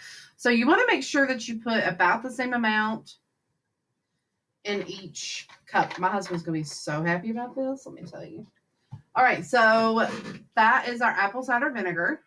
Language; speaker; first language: English; native; English